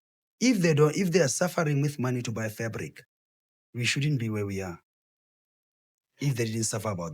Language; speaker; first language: English; non-native, local second language; Southern Sotho